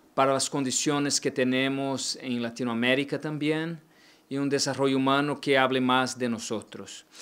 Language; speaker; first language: Spanish; non-native, learner; Portuguese